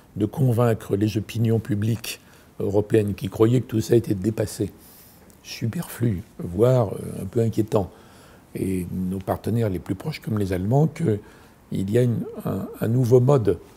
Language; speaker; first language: French; native; French